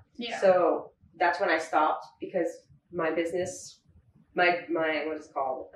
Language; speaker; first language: English; native; English